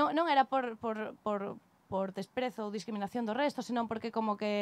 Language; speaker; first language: Spanish; native; Spanish